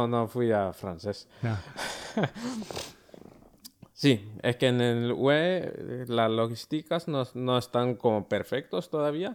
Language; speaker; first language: Spanish; early bilingual, other home language; Finnish